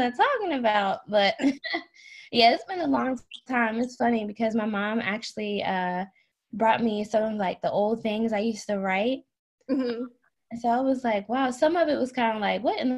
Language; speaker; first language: English; native; English